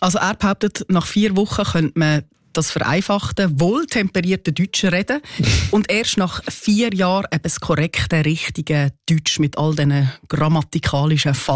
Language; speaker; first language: German; native; German